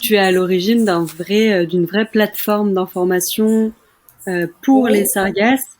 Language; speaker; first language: French; native; French